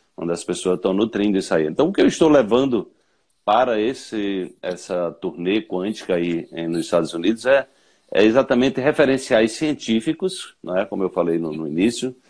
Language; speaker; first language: Portuguese; native; Portuguese